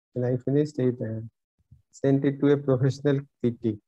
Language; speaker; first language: English; non-native, local second language; Bhojpuri